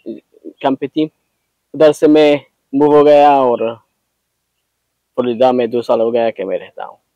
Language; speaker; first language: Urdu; non-native, learner; Pashto